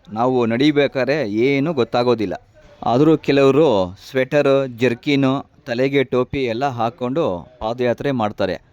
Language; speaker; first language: Kannada; native; Kannada